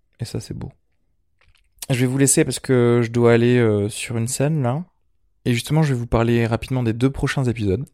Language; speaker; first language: French; early bilingual, other home language; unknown